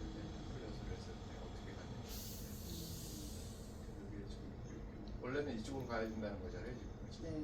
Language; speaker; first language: Korean; native; Korean